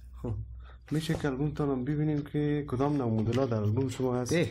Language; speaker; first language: Persian; native; Persian